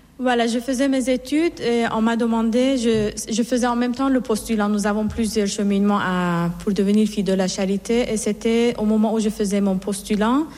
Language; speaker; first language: French; non-native, fluent; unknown